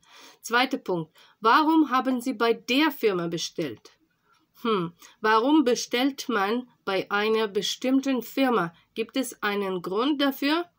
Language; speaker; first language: German; non-native, fluent; Russian